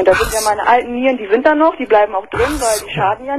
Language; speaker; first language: German; native; German